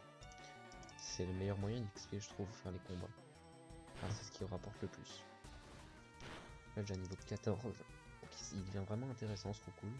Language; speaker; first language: French; native; French